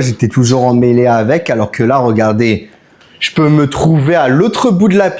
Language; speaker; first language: French; native; French